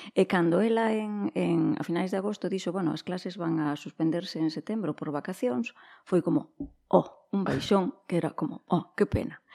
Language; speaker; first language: Galician; native; Galician